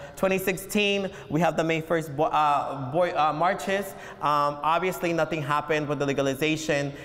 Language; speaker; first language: English; early bilingual, other home language; Spanish